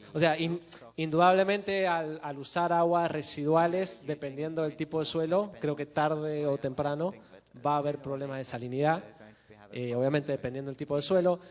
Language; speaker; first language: Spanish; native; Spanish